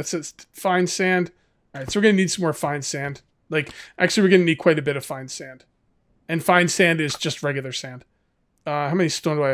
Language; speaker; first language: English; native; English